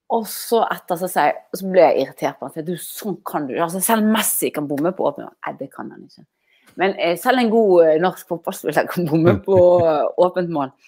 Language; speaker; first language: Norwegian; native; Norwegian